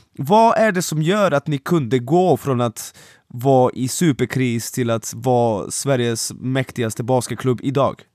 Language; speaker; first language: Swedish; non-native, fluent; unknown